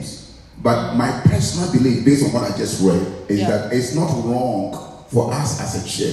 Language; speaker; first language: English; non-native, local second language; Akan